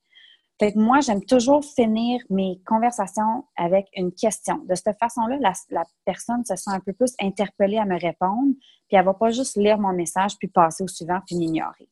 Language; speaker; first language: French; native; French